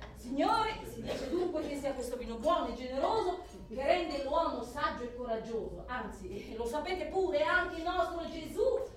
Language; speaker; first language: Italian; native; Italian